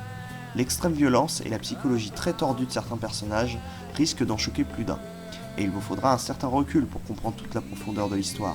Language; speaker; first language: French; native; French